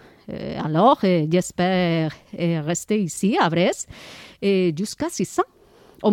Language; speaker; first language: French; non-native, learner; Spanish